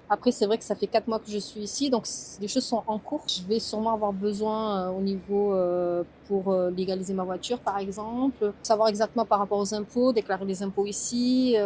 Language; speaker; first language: French; early bilingual, other home language; Portuguese